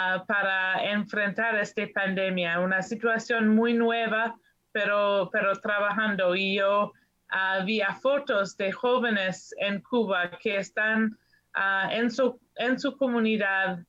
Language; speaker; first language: Spanish; non-native, fluent; English